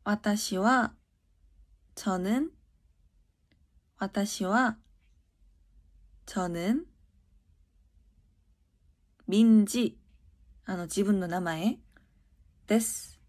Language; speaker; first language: Japanese; non-native, learner; Korean